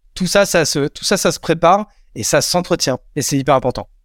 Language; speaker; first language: French; native; French